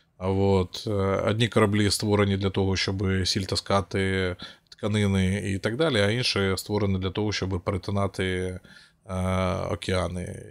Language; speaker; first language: Ukrainian; non-native, local second language; Russian